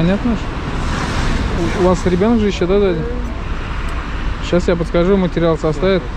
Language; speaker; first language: Russian; native; Russian